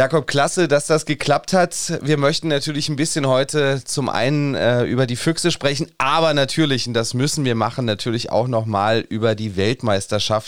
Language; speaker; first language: German; native; German